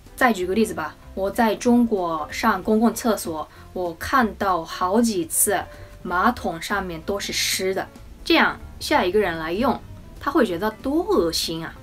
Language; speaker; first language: Chinese; non-native, fluent; Japanese